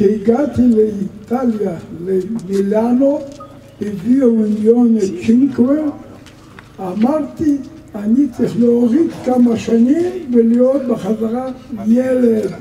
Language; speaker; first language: Hebrew; non-native, fluent; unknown